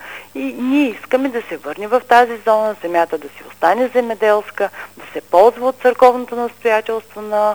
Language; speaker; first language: Bulgarian; native; Bulgarian